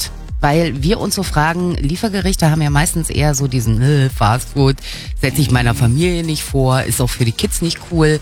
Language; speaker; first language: German; native; German